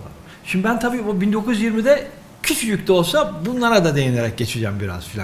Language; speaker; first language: Turkish; native; Turkish